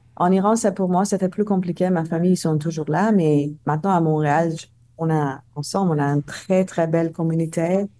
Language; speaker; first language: French; non-native, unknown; Persian